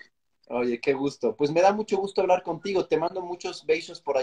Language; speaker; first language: Spanish; native; Spanish